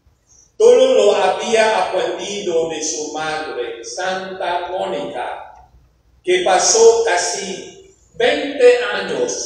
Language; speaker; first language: Spanish; non-native, fluent; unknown